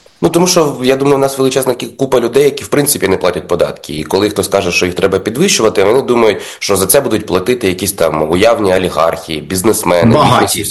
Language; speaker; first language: Ukrainian; native; Ukrainian